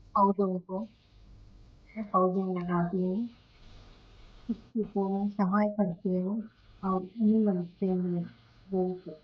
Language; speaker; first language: Hindi; non-native, local second language; Telugu